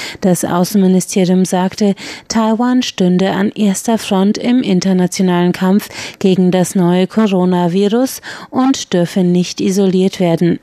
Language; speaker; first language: German; native; German